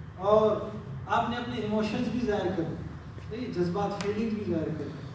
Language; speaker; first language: Urdu; non-native, local second language; Pashto